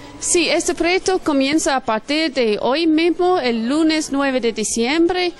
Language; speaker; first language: Spanish; non-native, fluent; English